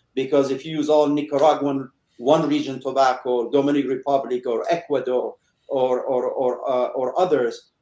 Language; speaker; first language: English; early bilingual, other home language; Persian